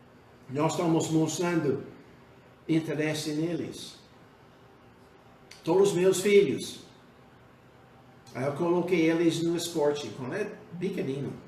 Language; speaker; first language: Portuguese; non-native, fluent; English